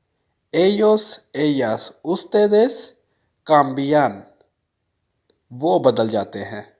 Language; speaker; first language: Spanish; non-native, fluent; Urdu